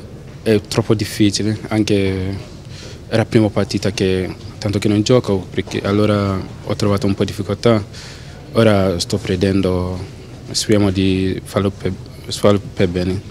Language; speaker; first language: Italian; non-native, learner; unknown